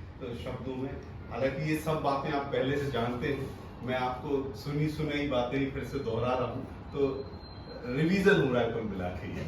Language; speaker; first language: Hindi; native; Hindi